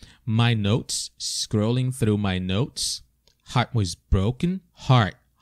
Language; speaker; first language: English; non-native, fluent; Portuguese